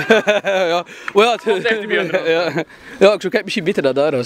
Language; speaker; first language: Dutch; native; Dutch